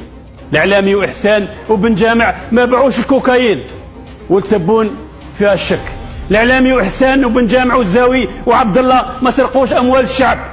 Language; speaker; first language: Arabic; native; Arabic